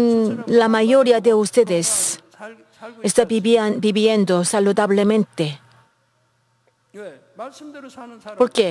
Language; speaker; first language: Spanish; non-native, fluent; Korean